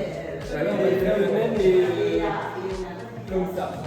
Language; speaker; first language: French; native; French